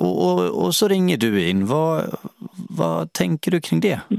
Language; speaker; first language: Swedish; native; Swedish